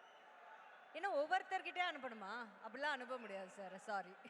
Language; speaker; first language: Tamil; native; Tamil